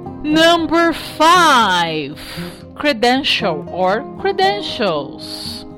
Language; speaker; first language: English; non-native, fluent; Portuguese